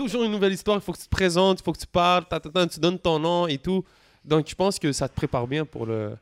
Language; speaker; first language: French; native; French